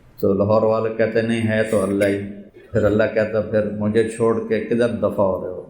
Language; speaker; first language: Urdu; non-native, local second language; Punjabi